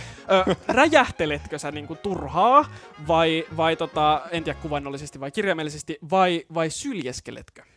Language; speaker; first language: Finnish; native; Finnish